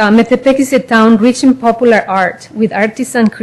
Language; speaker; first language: English; non-native, fluent; Spanish